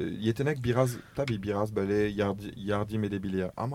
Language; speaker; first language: Turkish; non-native, learner; French